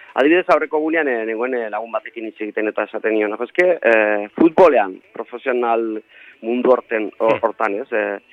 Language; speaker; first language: Basque; non-native, local second language; Spanish